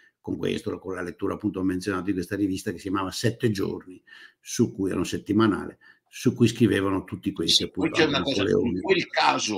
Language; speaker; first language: Italian; native; Italian